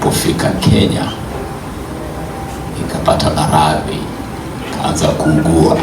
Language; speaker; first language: Swahili; non-native, local second language; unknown